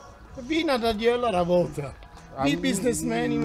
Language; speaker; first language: Russian; non-native, learner; Italian